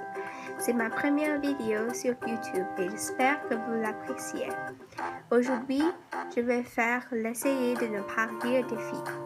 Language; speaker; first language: French; non-native, learner; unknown